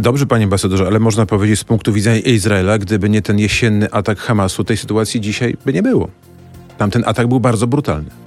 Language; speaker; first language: Polish; native; Polish